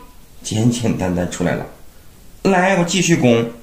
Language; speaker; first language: Chinese; native; Chinese